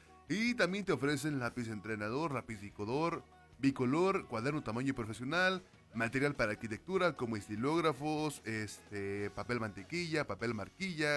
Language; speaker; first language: Spanish; native; Spanish